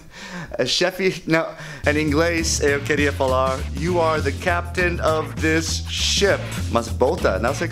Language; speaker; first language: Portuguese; non-native, fluent; English